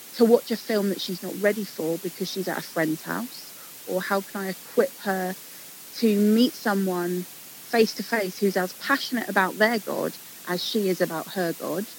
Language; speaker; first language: English; native; English